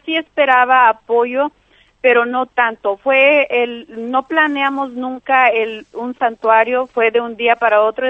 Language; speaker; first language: Spanish; native; Spanish